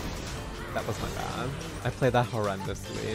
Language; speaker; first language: English; native; English